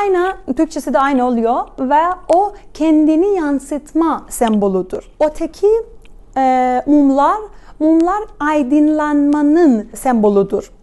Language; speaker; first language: Turkish; non-native, fluent; Persian